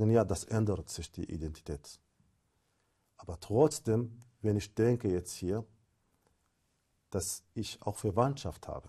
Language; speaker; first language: German; non-native, fluent; Arabic